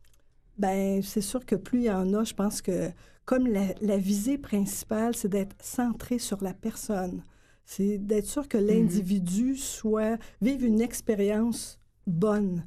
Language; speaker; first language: French; native; French